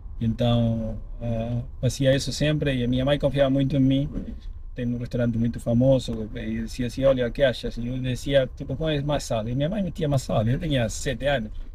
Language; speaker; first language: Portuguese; non-native, fluent; Spanish